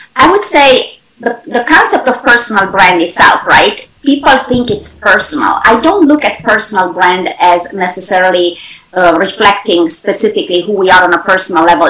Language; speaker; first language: English; non-native, fluent; Romanian